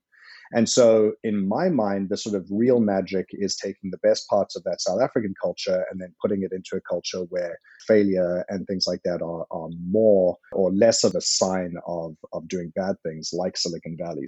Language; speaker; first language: English; native; English